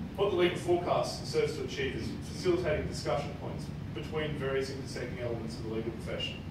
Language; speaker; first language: English; native; English